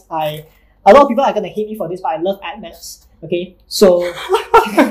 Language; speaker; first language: English; non-native, local second language; Chinese